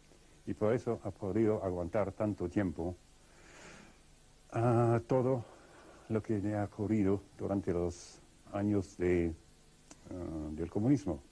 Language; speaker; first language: Spanish; non-native, fluent; Russian